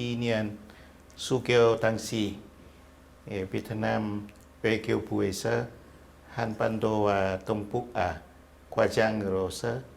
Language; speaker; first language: Korean; non-native, fluent; Vietnamese